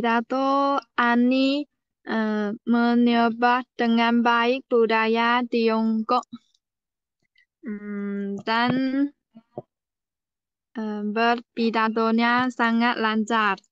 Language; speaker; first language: Indonesian; non-native, learner; Chinese